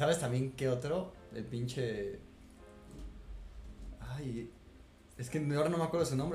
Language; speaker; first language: Spanish; native; Spanish